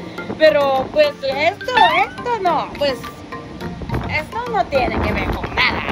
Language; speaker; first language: Spanish; non-native, fluent; Korean